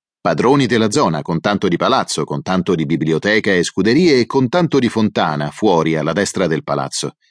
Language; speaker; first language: Italian; native; Italian